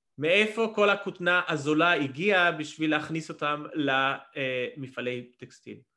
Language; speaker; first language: Hebrew; early bilingual, other home language; English